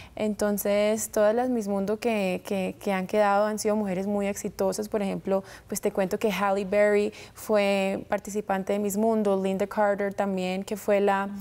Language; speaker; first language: Spanish; early bilingual, heritage; Spanish